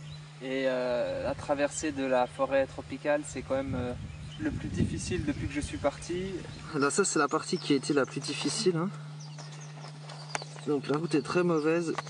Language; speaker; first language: French; native; French